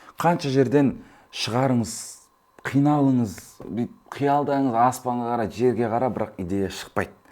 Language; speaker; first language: Kazakh; early bilingual, heritage; Kazakh